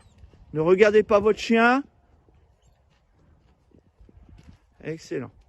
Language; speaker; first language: French; native; French